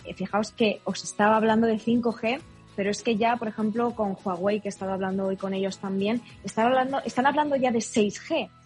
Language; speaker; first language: Spanish; native; Spanish